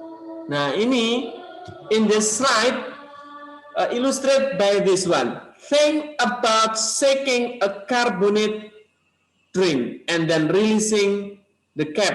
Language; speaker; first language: English; non-native, learner; Indonesian